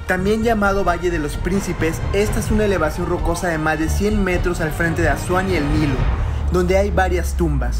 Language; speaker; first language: Spanish; native; Spanish